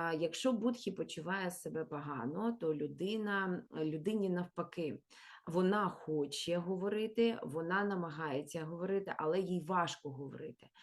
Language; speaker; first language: Ukrainian; non-native, local second language; Russian